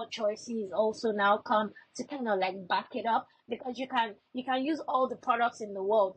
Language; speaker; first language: English; non-native, local second language; Yoruba